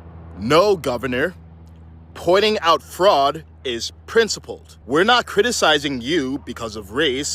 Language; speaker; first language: English; early bilingual, other home language; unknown